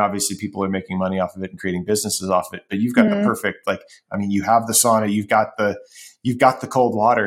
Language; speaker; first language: English; native; English